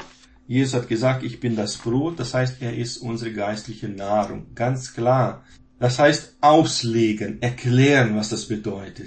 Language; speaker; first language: German; non-native, fluent; Portuguese